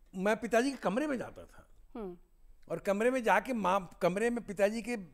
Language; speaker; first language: Hindi; native; Hindi